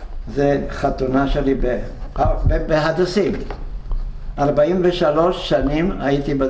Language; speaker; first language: Hebrew; non-native, fluent; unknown